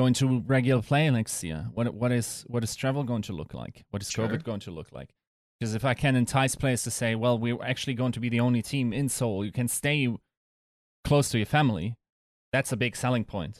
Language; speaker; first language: English; non-native, fluent; German